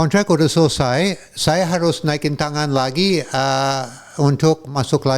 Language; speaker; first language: Indonesian; non-native, fluent; English